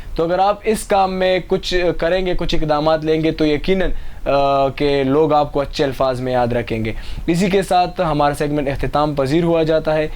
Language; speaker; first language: Urdu; non-native, local second language; Pashto